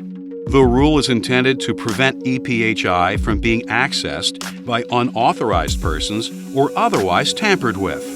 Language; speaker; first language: English; native; English